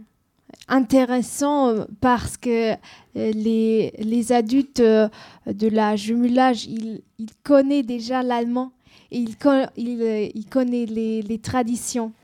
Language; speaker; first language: French; non-native, learner; German